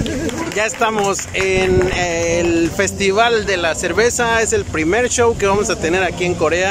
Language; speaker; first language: Spanish; native; Spanish